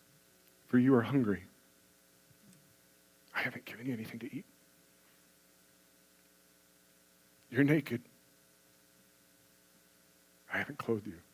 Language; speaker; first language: English; native; English